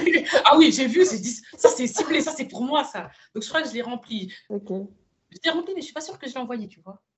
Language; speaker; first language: French; early bilingual, other home language; Spanish